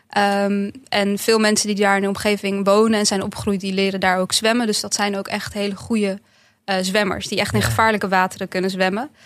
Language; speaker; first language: Dutch; early bilingual, other home language; Bosnian